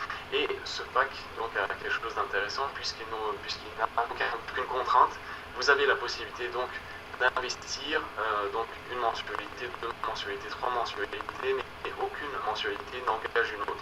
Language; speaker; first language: French; native; French